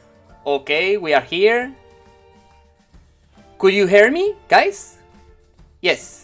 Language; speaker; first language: English; non-native, learner; Spanish